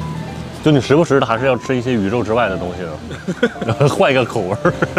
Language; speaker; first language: Chinese; native; Chinese